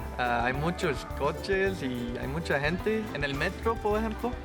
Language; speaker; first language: Spanish; non-native, learner; English